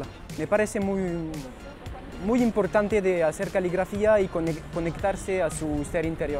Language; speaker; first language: Spanish; early bilingual, heritage; French